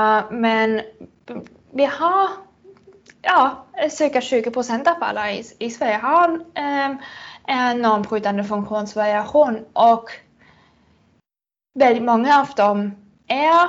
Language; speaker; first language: Swedish; non-native, fluent; German